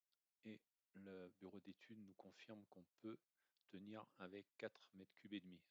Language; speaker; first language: French; native; French